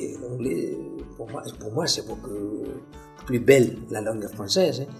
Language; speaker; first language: French; non-native, fluent; Spanish